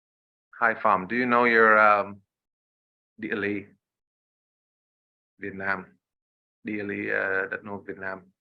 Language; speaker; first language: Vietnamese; non-native, learner; English